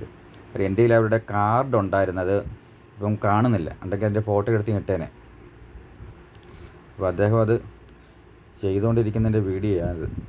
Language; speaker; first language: Malayalam; native; Malayalam